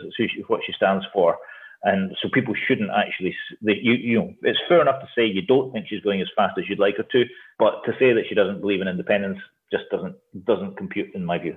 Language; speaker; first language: English; native; English